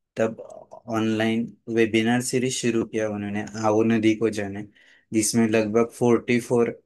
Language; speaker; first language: Hindi; non-native, local second language; Marathi